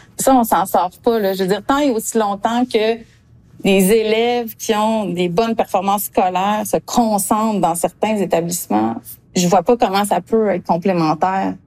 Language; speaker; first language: French; native; French